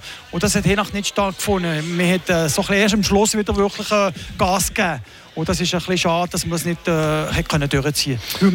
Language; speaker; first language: German; native; German